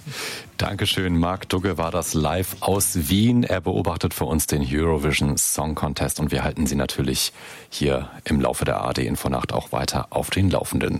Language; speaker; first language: German; native; German